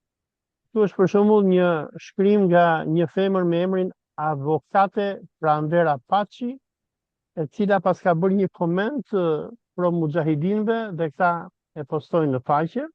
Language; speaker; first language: Albanian; native; Albanian